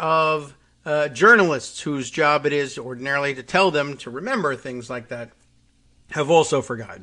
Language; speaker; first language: English; native; English